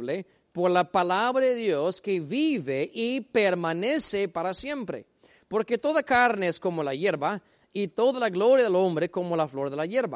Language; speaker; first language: Spanish; native; Spanish